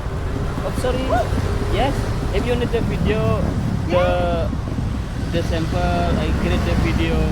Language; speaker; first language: English; non-native, learner; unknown